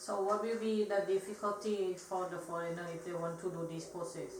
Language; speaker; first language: English; non-native, learner; Thai